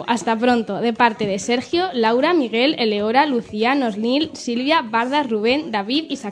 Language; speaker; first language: Spanish; native; Spanish